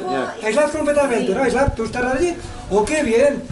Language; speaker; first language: Spanish; non-native, local second language; Catalan